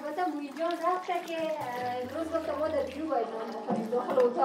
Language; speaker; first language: Persian; native; Persian